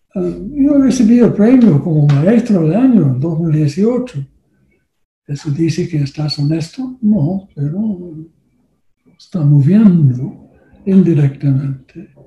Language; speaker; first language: Spanish; non-native, learner; English